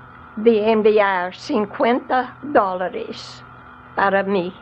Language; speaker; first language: Portuguese; non-native, fluent; English